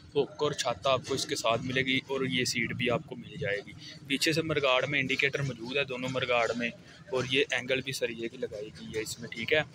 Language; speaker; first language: Urdu; non-native, local second language; Punjabi